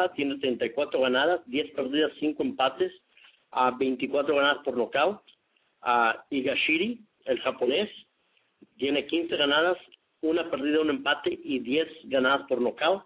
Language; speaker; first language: Spanish; native; Spanish